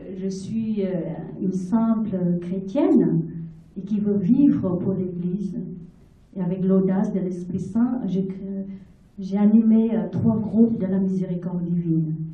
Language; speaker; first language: French; non-native, fluent; Vietnamese